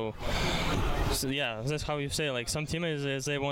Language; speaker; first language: English; non-native, learner; Russian